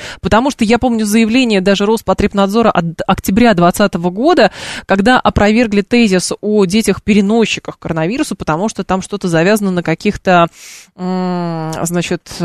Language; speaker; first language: Russian; native; Russian